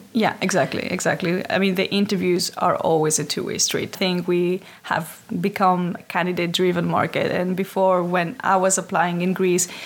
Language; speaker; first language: English; non-native, fluent; Greek